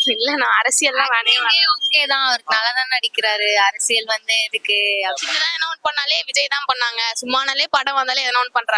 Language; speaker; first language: Tamil; native; Tamil